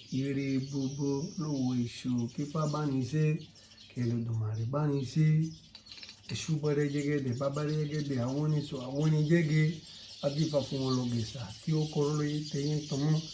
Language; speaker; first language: Yoruba; non-native, learner; Spanish